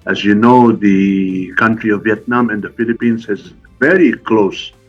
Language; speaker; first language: English; non-native, local second language; Filipino